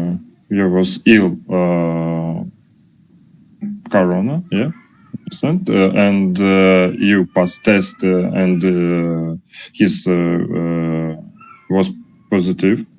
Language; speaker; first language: English; non-native, learner; Russian